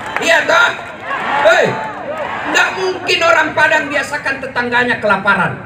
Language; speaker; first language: Indonesian; native; Indonesian